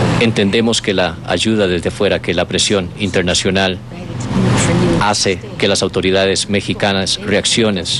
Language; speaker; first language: Spanish; non-native, fluent; Dutch